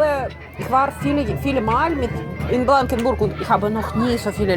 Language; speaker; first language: German; non-native, learner; Russian